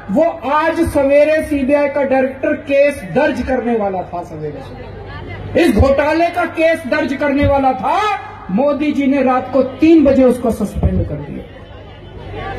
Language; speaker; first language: Hindi; native; Hindi